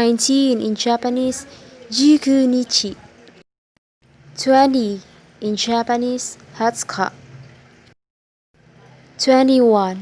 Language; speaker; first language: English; non-native, local second language; Filipino